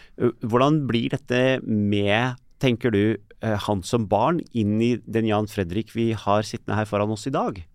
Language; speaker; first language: Norwegian; early bilingual, other home language; Urdu